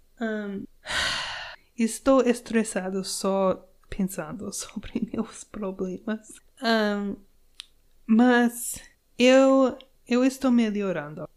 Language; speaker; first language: Portuguese; non-native, learner; English